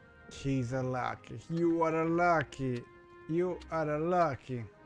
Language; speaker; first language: English; non-native, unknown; Romanian